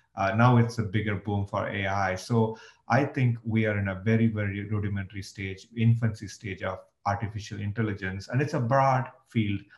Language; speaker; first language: English; non-native, local second language; Tamil